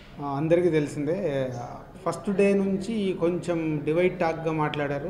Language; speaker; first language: Telugu; native; Telugu